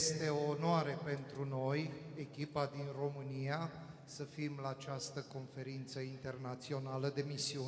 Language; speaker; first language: Romanian; non-native, fluent; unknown